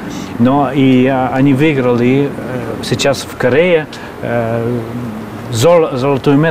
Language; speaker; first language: Russian; non-native, fluent; Hungarian